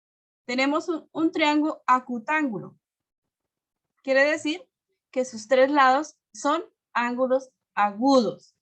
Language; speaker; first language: Spanish; native; Spanish